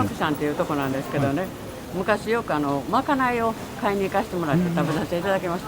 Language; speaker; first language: Japanese; native; Japanese